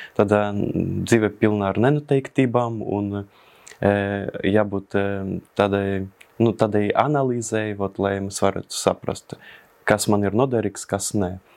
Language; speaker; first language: Latvian; non-native, local second language; Russian